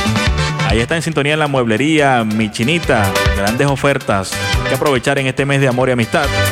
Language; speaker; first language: Spanish; native; Spanish